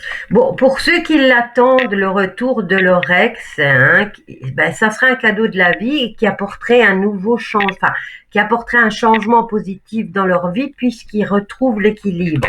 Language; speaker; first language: French; native; French